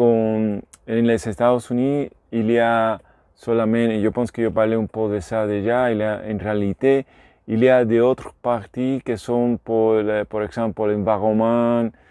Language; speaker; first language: French; non-native, learner; Spanish